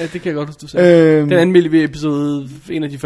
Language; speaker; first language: Danish; native; Danish